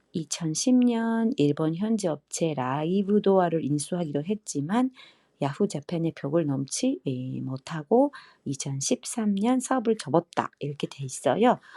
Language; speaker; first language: Korean; non-native, fluent; Japanese